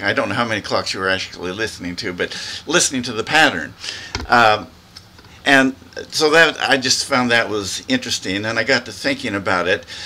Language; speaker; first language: English; native; English